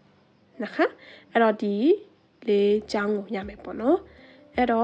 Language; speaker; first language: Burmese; native; Burmese